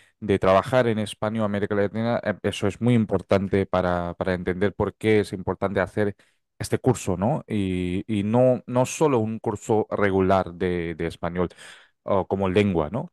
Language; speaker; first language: Spanish; non-native, fluent; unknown